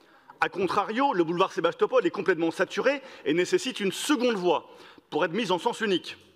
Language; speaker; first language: French; native; French